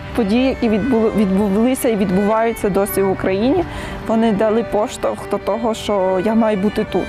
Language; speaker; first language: Ukrainian; non-native, fluent; Georgian